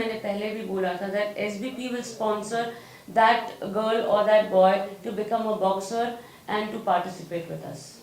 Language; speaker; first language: Hindi; native; Hindi